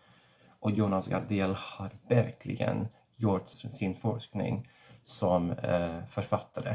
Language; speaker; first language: Swedish; non-native, fluent; Catalan